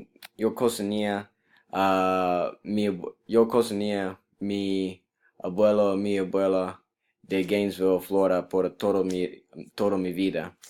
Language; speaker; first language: Spanish; non-native, learner; English